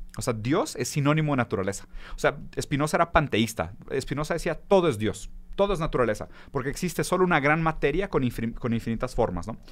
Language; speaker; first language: Spanish; early bilingual, other home language; Portuguese